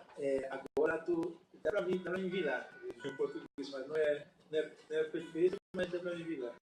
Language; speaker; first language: Portuguese; non-native, learner; Haitian Creole